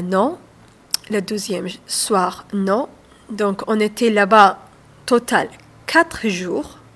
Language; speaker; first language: French; non-native, learner; Somali